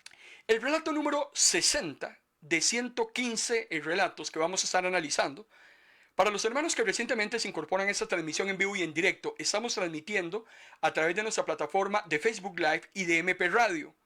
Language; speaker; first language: Spanish; native; Spanish